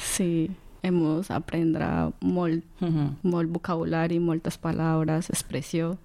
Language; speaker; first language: Catalan; non-native, learner; Spanish